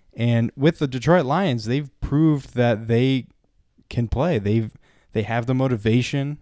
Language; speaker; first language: English; native; English